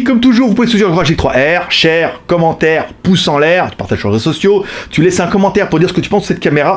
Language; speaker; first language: French; native; French